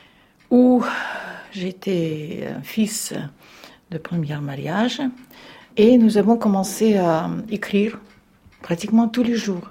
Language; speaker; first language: French; non-native, fluent; Russian